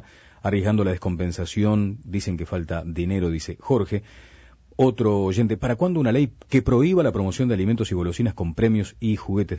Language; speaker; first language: Spanish; native; Spanish